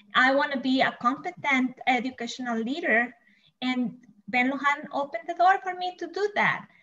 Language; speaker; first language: English; non-native, fluent; Spanish